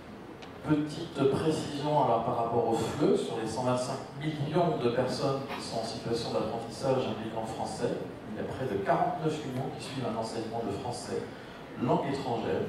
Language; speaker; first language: French; native; French